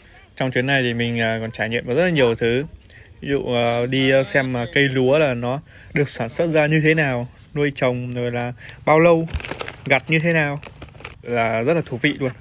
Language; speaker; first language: Vietnamese; native; Vietnamese